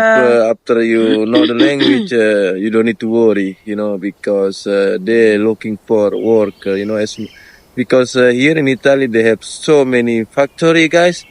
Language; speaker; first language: English; non-native, learner; Indonesian